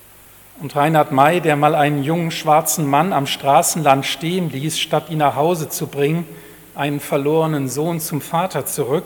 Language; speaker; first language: German; native; German